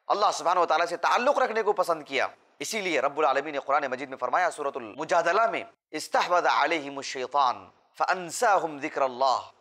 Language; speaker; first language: Urdu; native; Urdu